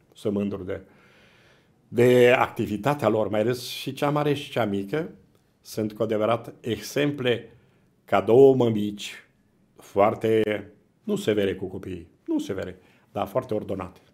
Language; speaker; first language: Romanian; native; Romanian